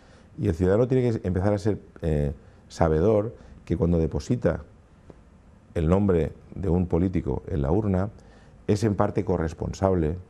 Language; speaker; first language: Spanish; native; Spanish